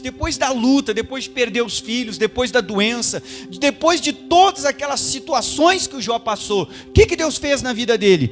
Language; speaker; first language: Portuguese; native; Portuguese